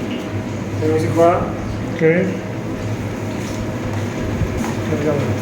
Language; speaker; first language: Chinese; non-native, fluent; Italian